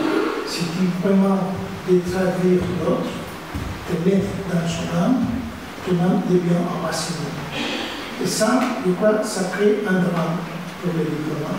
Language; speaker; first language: French; non-native, fluent; Spanish